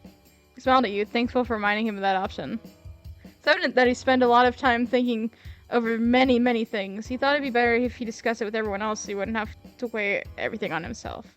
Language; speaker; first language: English; native; English